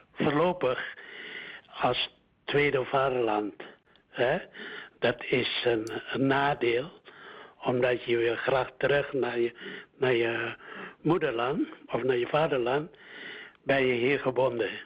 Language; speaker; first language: Dutch; early bilingual, other home language; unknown